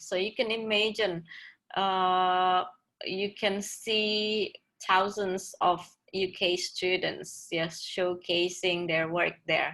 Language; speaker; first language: English; non-native, fluent; Indonesian